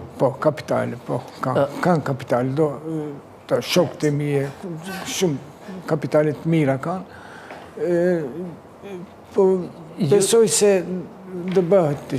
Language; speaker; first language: Albanian; early bilingual, heritage; Turkish